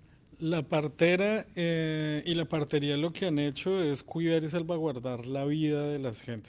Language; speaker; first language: Spanish; native; Spanish